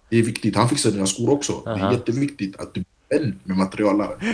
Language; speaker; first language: Swedish; early bilingual, other home language; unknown